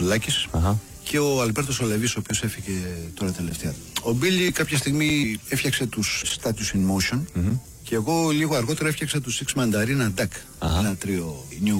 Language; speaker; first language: Greek; non-native, local second language; English